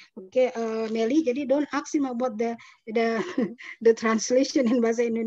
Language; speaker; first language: English; non-native, fluent; Indonesian